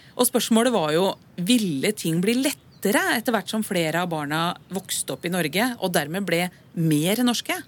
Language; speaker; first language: Norwegian; native; Norwegian